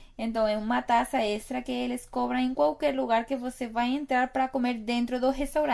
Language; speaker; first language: Portuguese; non-native, fluent; Spanish